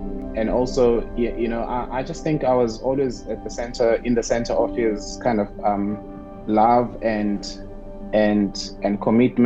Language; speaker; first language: English; non-native, local second language; Zulu